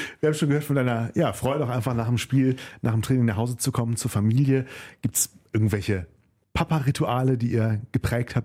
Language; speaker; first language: German; native; German